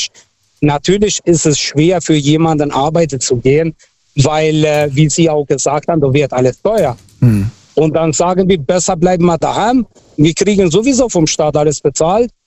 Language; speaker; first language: German; early bilingual, other home language; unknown